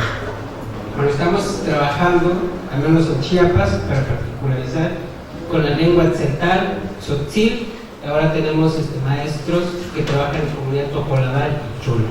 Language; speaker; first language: Spanish; non-native, local second language; Tzotzil